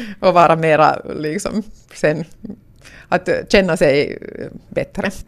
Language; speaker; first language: Swedish; non-native, local second language; Finnish